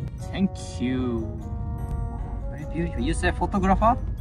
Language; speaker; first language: English; non-native, learner; Japanese